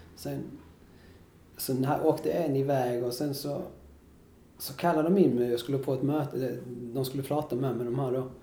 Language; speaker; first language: Swedish; early bilingual, other home language; Spanish